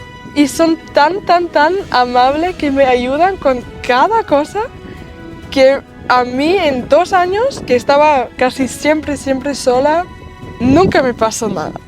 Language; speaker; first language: Spanish; non-native, fluent; German